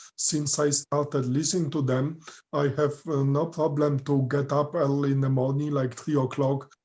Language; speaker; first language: English; non-native, fluent; Polish